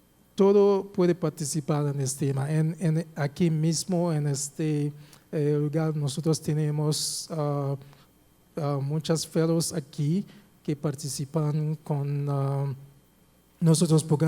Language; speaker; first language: Spanish; non-native, fluent; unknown